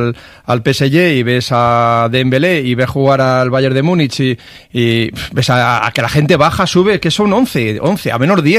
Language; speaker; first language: Spanish; native; Spanish